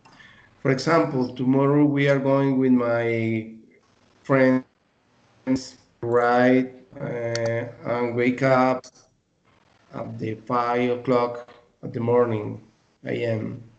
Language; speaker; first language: English; non-native, learner; Spanish